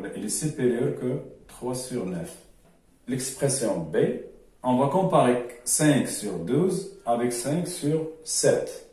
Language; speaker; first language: French; non-native, local second language; Arabic